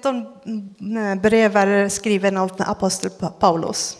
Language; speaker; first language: Swedish; non-native, fluent; Persian